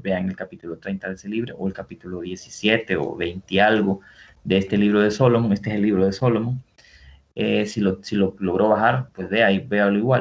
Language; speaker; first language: Spanish; native; Spanish